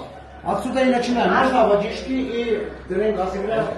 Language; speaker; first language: Russian; non-native, fluent; Armenian